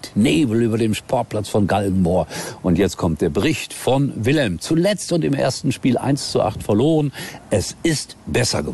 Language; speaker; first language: German; native; German